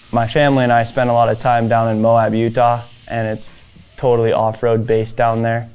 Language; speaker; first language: English; native; English